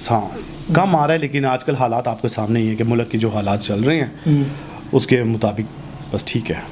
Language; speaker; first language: Urdu; non-native, local second language; Punjabi